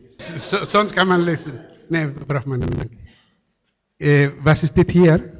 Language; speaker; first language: German; non-native, fluent; Spanish